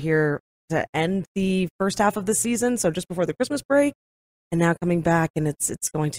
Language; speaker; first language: English; native; English